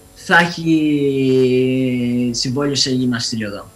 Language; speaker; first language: Greek; early bilingual, other home language; English